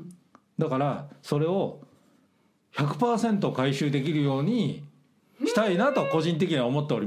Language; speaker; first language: Japanese; native; Japanese